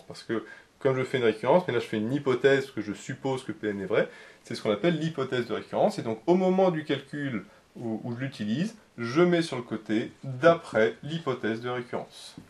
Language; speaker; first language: French; native; French